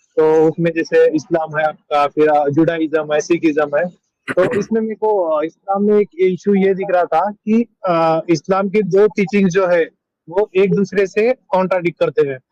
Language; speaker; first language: Hindi; non-native, local second language; Marathi